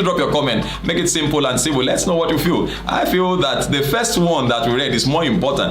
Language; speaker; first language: English; non-native, local second language; Yoruba